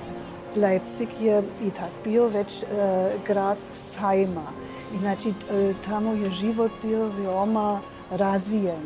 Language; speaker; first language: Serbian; non-native, fluent; German